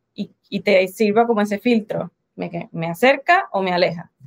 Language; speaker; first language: Spanish; native; Spanish